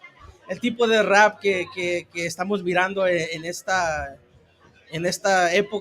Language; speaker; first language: Spanish; native; Spanish